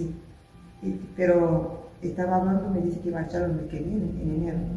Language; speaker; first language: Spanish; non-native, local second language; Arabic